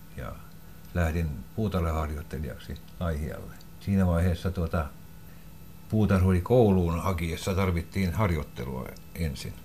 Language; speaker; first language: Finnish; native; Finnish